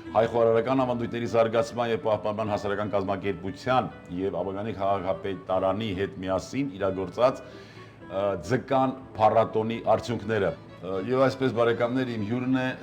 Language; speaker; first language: Armenian; native; Armenian